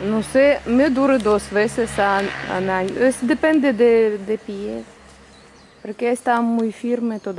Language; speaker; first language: Spanish; non-native, learner; Russian